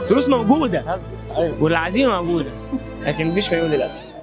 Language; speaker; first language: Arabic; native; Arabic